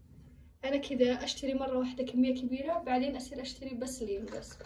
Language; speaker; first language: Arabic; native; Arabic